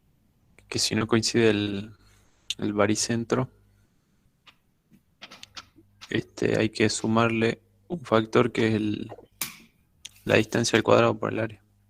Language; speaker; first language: Spanish; native; Spanish